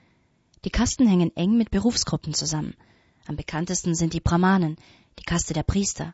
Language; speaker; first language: German; native; German